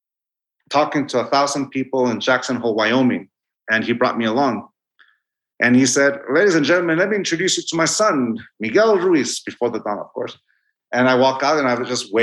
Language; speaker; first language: English; non-native, fluent; Spanish